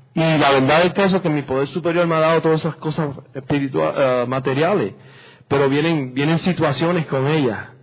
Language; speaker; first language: Spanish; early bilingual, heritage; Spanish